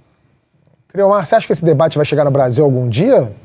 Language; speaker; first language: Portuguese; native; Portuguese